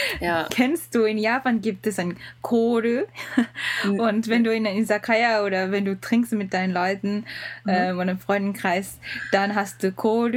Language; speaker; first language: German; non-native, learner; Japanese